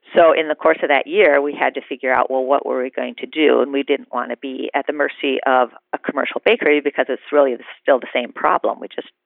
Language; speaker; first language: English; native; English